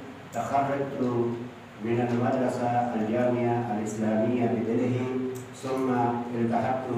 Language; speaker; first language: Arabic; non-native, fluent; Urdu